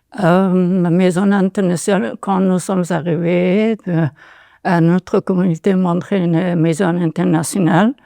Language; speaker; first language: French; non-native, learner; Persian